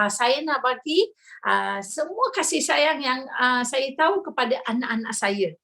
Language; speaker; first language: Malay; non-native, local second language; Tamil